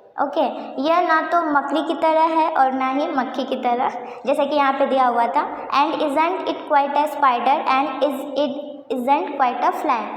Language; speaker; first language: Hindi; native; Hindi